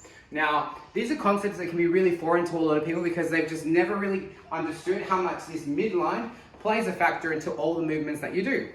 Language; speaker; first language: English; native; English